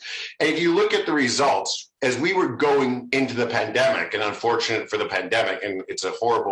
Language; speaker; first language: English; native; English